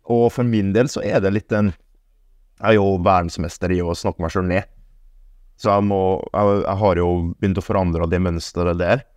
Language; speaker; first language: Norwegian; early bilingual, other home language; German